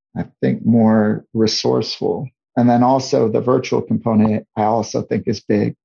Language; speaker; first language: English; native; English